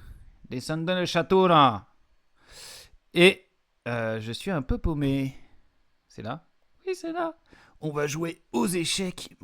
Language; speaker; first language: French; native; French